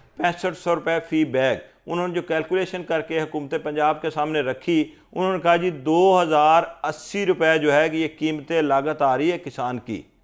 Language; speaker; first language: Urdu; non-native, local second language; Punjabi